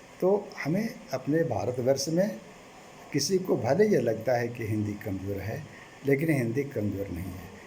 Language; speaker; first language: Hindi; native; Hindi